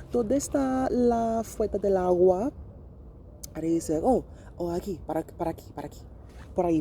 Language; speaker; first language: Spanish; non-native, learner; English